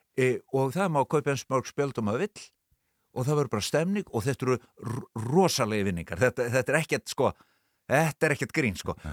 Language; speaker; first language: Icelandic; native; Icelandic